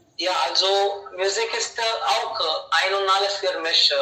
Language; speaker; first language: German; non-native, learner; Hindi